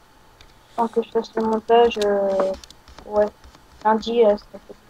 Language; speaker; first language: French; native; French